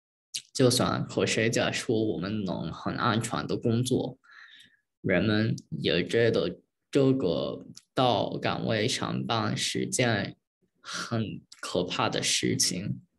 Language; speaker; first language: Chinese; early bilingual, heritage; Chinese